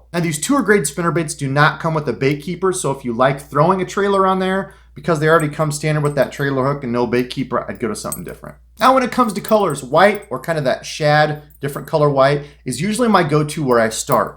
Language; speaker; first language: English; native; English